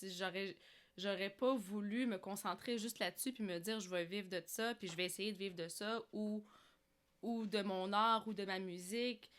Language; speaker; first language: French; early bilingual, other home language; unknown